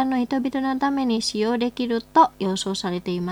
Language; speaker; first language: Japanese; non-native, fluent; Indonesian